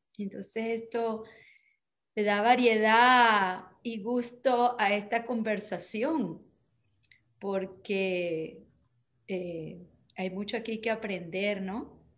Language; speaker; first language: Spanish; native; Spanish